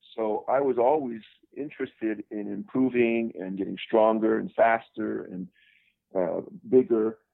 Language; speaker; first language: English; native; English